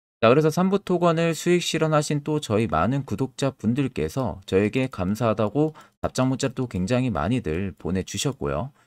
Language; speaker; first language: Korean; native; Korean